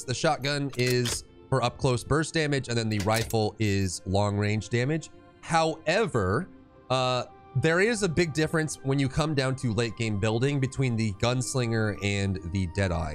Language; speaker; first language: English; native; English